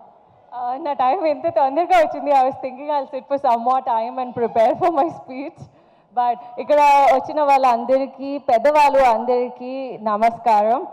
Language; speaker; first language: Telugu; non-native, learner; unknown